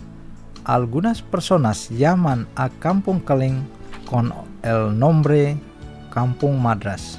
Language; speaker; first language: Spanish; non-native, fluent; Indonesian